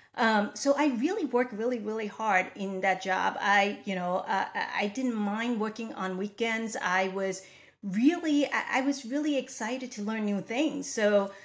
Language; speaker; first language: English; non-native, local second language; Cantonese